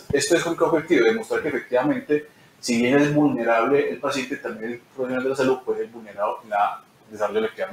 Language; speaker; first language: Spanish; native; Spanish